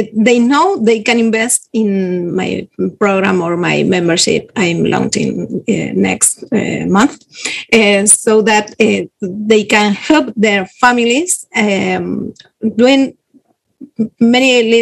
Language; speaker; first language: English; non-native, learner; Spanish